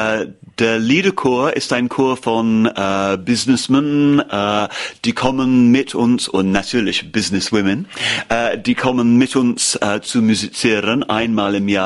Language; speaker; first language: German; non-native, learner; English